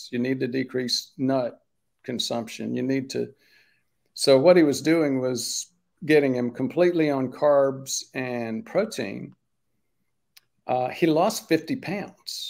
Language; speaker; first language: English; native; English